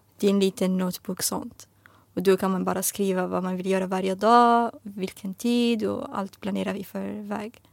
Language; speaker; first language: Swedish; non-native, fluent; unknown